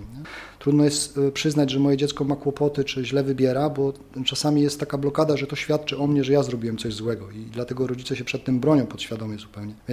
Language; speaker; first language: Polish; native; Polish